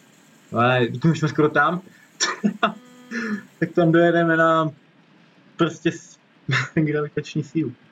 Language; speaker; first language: Czech; native; Czech